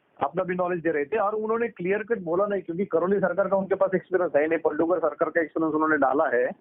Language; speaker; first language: Hindi; native; Hindi